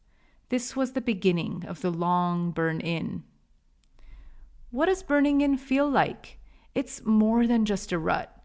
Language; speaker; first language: English; native; English